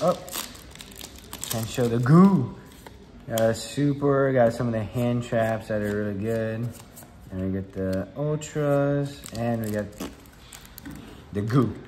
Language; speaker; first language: English; native; English